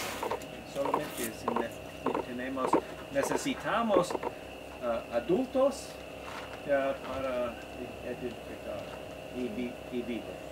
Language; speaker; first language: Spanish; non-native, learner; English